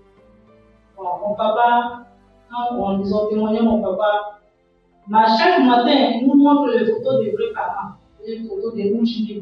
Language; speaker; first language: French; non-native, local second language; Kongo